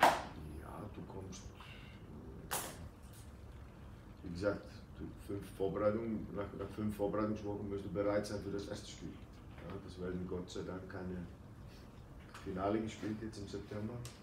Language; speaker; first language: German; non-native, fluent; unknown